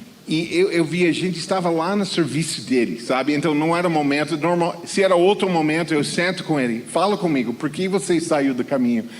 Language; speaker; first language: Portuguese; non-native, fluent; English